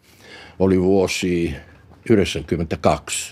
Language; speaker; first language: Finnish; non-native, learner; Bulgarian